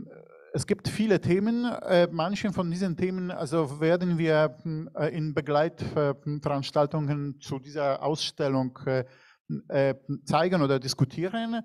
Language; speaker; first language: German; non-native, fluent; Polish